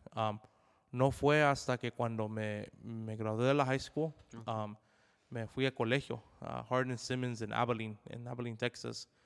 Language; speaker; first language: Spanish; early bilingual, heritage; Spanish